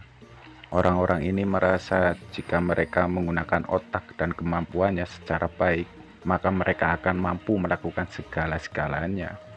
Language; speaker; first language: Indonesian; native; Indonesian